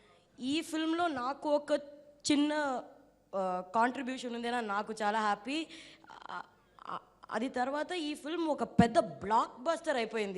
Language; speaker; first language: Telugu; non-native, learner; Tamil